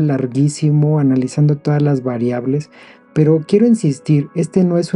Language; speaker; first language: Spanish; native; Spanish